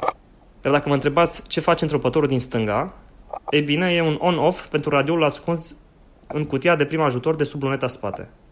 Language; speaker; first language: Romanian; native; Romanian